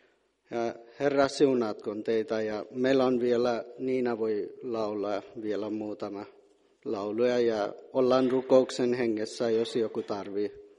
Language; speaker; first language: Finnish; non-native, fluent; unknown